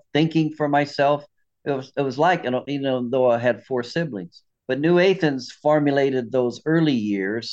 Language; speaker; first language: English; native; English